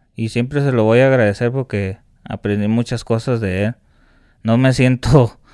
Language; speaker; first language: Spanish; native; Spanish